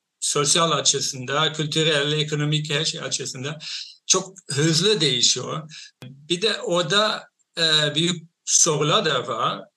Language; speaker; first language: Turkish; non-native, fluent; Dutch